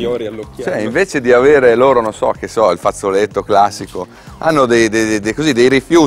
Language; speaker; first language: Italian; native; Italian